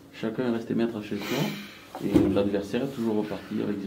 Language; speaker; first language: French; native; French